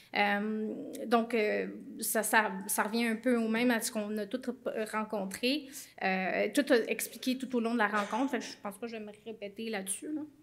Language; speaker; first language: French; native; French